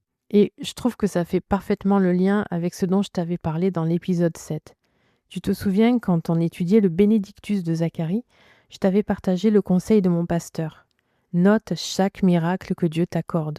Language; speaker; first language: French; native; French